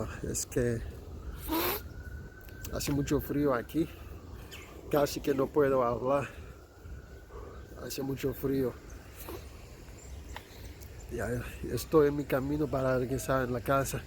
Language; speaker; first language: Spanish; non-native, fluent; Haitian Creole